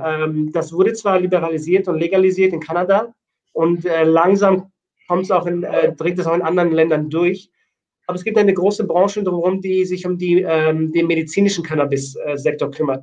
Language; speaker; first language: German; native; German